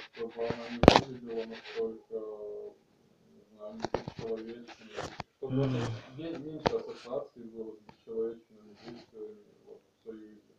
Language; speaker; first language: Russian; native; Russian